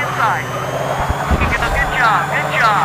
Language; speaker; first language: English; native; English